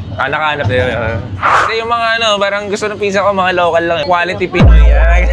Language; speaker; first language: Filipino; non-native, local second language; Pampanga